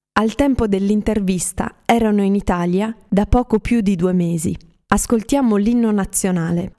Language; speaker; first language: Italian; native; Italian